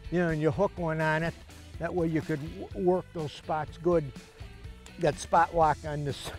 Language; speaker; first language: English; native; English